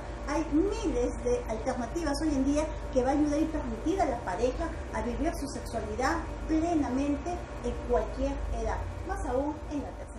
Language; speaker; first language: Spanish; native; Spanish